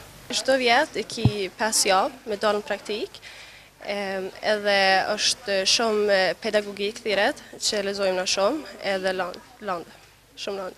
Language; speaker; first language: Albanian; early bilingual, heritage; Albanian